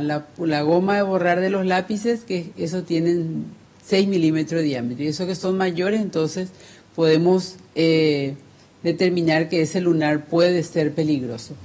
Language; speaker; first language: Spanish; native; Spanish